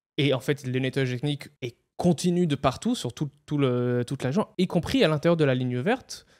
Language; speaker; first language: French; non-native, fluent; Hebrew